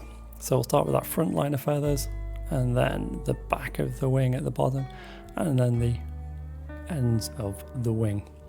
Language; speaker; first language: English; native; English